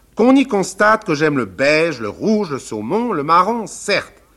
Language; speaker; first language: French; native; French